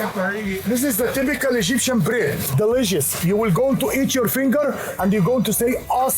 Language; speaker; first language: English; non-native, learner; Arabic